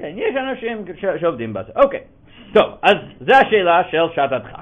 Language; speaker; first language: Hebrew; non-native, fluent; English